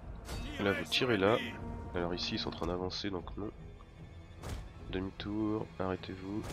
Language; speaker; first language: French; native; French